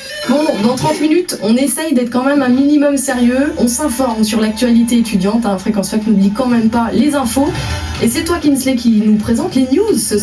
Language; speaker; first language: French; native; French